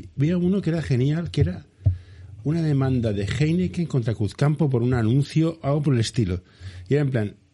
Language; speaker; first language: Spanish; native; Spanish